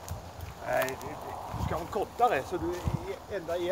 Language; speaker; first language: Swedish; native; Swedish